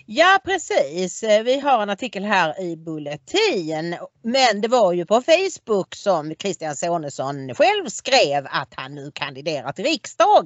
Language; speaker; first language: Swedish; native; Swedish